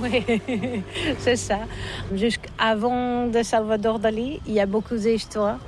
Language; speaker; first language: French; non-native, learner; Catalan